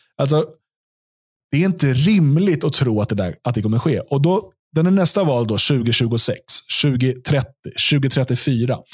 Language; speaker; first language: Swedish; native; Swedish